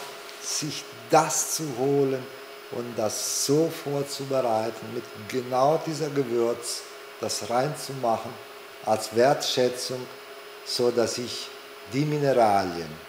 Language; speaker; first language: German; non-native, fluent; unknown